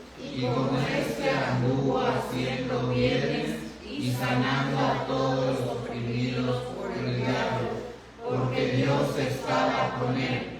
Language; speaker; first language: Spanish; native; Spanish